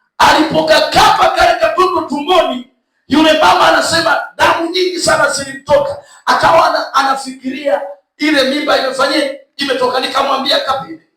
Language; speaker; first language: Swahili; native; Swahili